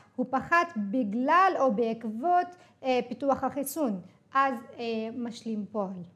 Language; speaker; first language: Hebrew; non-native, local second language; Arabic